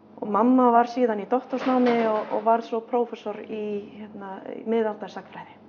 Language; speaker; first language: Icelandic; non-native, fluent; English